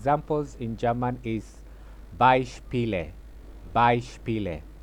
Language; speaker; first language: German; non-native, fluent; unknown